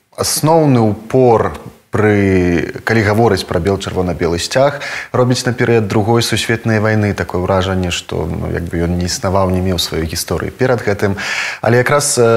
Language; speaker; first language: Belarusian; native; Belarusian